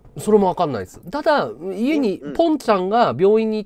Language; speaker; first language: Japanese; native; Japanese